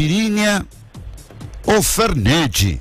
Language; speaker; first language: Portuguese; non-native, learner; Spanish